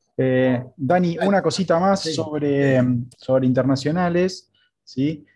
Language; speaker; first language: Spanish; native; Spanish